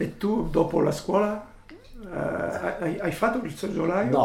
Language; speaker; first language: Italian; non-native, fluent; French